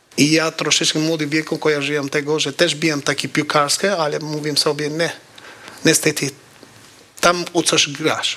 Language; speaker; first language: Polish; non-native, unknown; Albanian